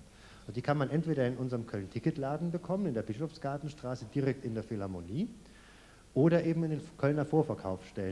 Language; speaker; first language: German; native; German